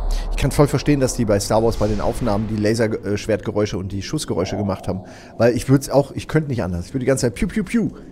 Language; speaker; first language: German; native; German